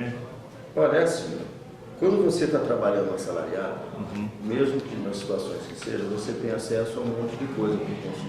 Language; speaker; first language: Portuguese; native; Portuguese